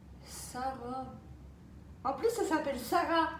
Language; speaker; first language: French; native; French